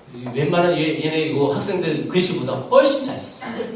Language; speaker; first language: Korean; native; Korean